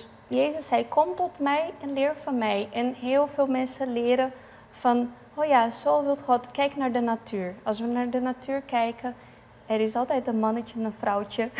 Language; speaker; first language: Dutch; non-native, fluent; Portuguese